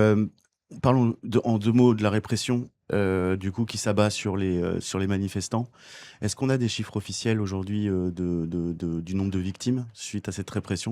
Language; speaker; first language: French; native; French